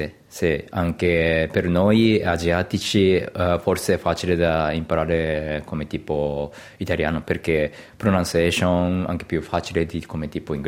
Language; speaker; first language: Italian; non-native, learner; Japanese